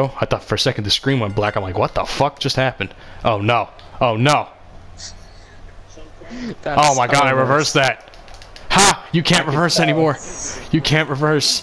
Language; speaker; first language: English; native; English